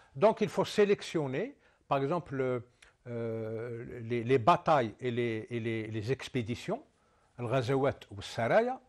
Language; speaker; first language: French; non-native, local second language; Arabic